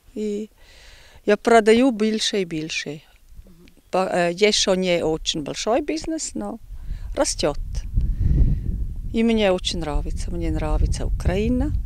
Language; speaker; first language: Russian; non-native, learner; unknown